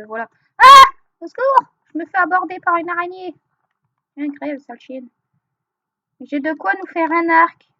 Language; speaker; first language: French; native; French